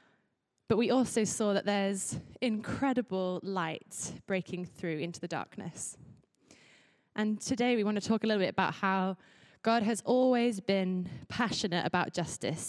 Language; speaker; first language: English; native; English